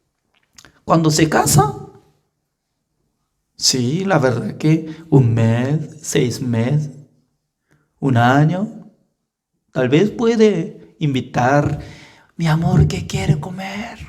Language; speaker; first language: Spanish; non-native, fluent; Korean